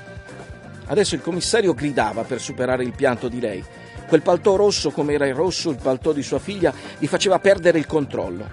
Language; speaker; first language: Italian; native; Italian